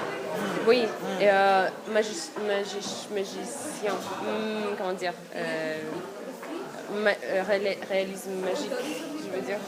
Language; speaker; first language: French; non-native, fluent; Russian